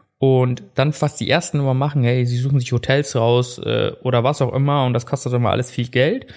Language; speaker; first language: German; early bilingual, other home language; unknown